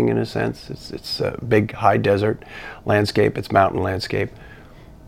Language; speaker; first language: English; native; English